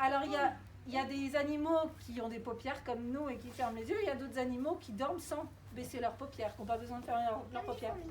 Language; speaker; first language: French; native; French